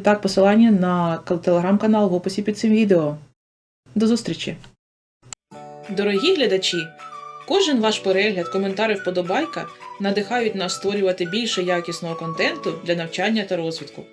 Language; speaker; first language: Ukrainian; native; Ukrainian